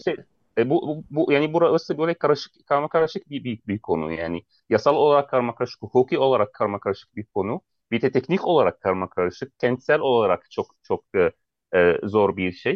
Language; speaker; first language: Turkish; non-native, fluent; Arabic